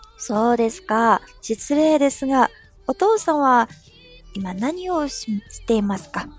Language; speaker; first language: Japanese; non-native, fluent; Chinese